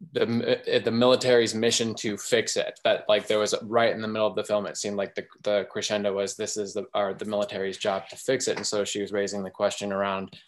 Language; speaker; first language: English; native; English